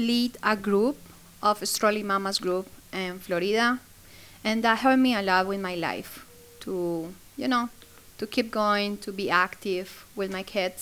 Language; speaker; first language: English; non-native, fluent; Spanish